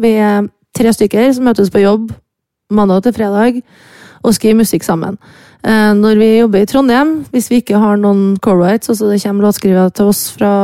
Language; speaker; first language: Norwegian; native; Norwegian